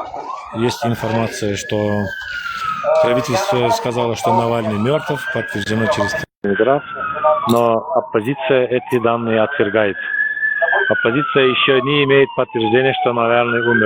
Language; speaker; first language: Russian; non-native, local second language; Turkmen